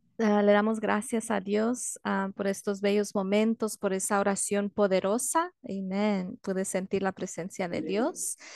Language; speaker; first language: Spanish; early bilingual, heritage; Spanish